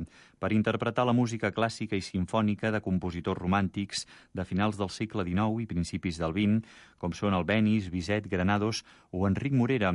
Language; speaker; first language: Catalan; native; Catalan